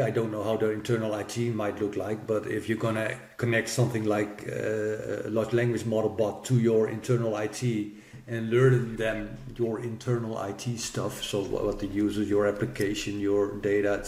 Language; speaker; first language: English; non-native, fluent; Dutch